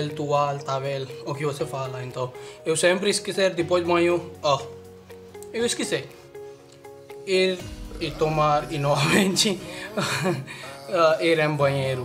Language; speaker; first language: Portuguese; non-native, learner; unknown